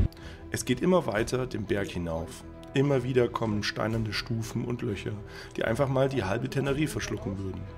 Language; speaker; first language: German; native; German